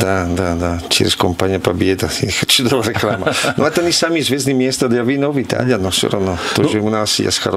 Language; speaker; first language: Russian; non-native, learner; Italian